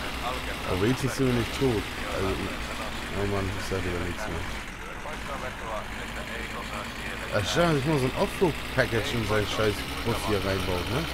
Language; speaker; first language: German; native; German